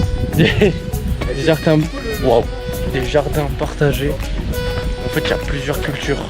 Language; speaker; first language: French; native; French